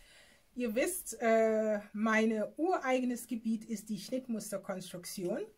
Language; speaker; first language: German; non-native, fluent; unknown